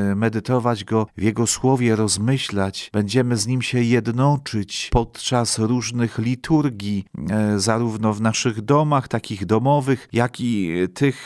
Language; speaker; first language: Polish; native; Polish